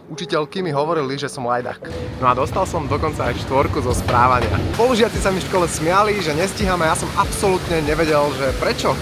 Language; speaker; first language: Slovak; native; Slovak